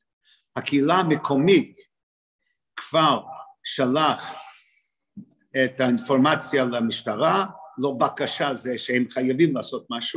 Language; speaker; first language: Hebrew; non-native, fluent; English